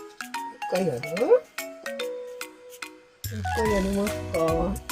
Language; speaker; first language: Japanese; native; Japanese